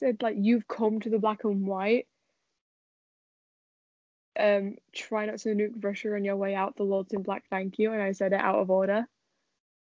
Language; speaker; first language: English; native; English